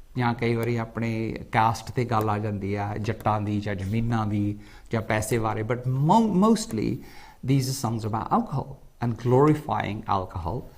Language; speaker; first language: Punjabi; early bilingual, heritage; Punjabi